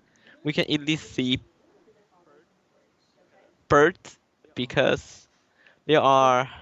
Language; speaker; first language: English; non-native, learner; Chinese